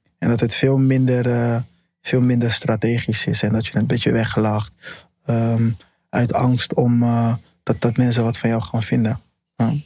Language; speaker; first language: Dutch; early bilingual, other home language; Papiamento